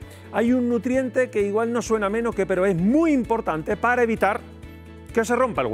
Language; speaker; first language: Spanish; native; Spanish